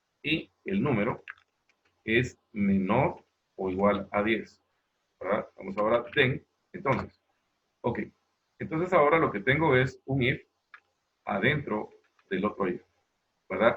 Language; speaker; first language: Spanish; native; Spanish